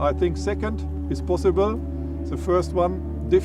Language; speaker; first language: English; non-native, fluent; German